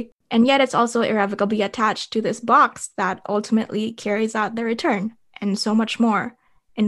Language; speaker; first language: English; non-native, local second language; Filipino